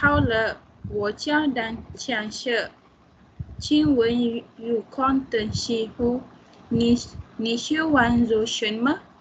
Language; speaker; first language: Chinese; non-native, learner; Malay